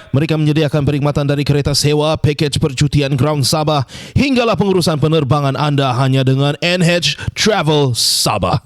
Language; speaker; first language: Malay; non-native, local second language; Chinese